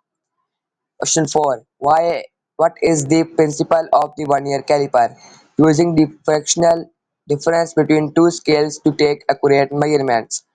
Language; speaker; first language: English; non-native, local second language; Urdu